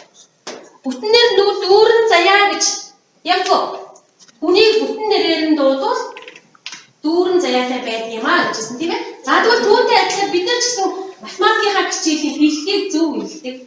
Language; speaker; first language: Mongolian; native; Mongolian